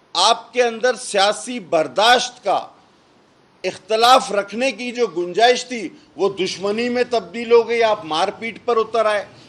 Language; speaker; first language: Urdu; non-native, local second language; Sindhi